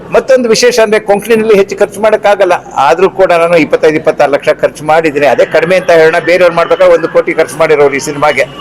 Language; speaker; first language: Kannada; non-native, local second language; Konkani